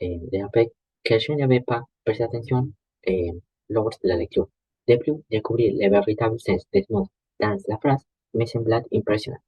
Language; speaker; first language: French; non-native, learner; Spanish